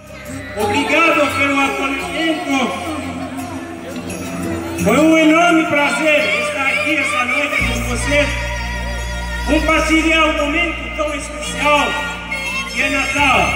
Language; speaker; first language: Portuguese; non-native, fluent; Haitian Creole